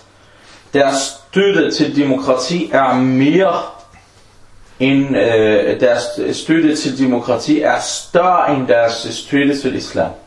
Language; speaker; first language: Danish; non-native, fluent; Arabic